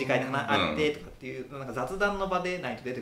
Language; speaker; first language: Japanese; native; Japanese